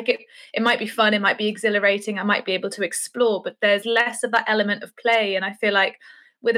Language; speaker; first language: English; native; English